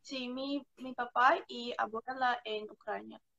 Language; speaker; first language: Spanish; non-native, learner; Ukrainian